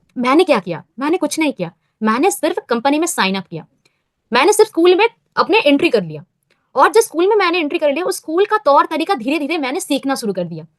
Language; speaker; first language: Hindi; non-native, local second language; Bangla